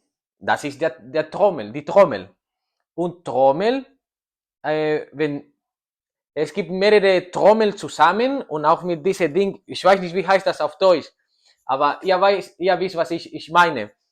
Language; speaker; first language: German; non-native, learner; Spanish